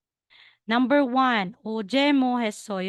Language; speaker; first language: Korean; non-native, learner; Filipino